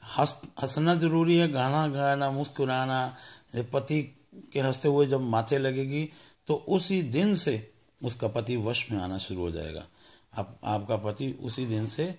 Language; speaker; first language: Hindi; non-native, local second language; Punjabi